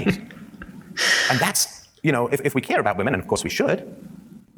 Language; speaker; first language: English; native; English